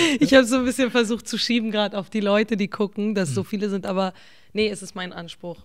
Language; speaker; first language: German; early bilingual, other home language; English